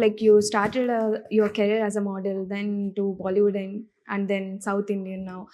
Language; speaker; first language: English; non-native, local second language; Telugu